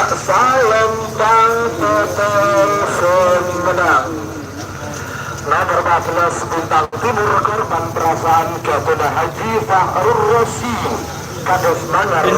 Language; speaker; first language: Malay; non-native, local second language; Madurese